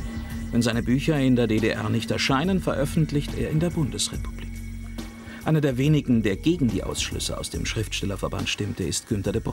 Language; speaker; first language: German; native; German